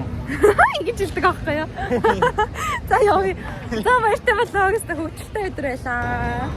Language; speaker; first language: Mongolian; native; Mongolian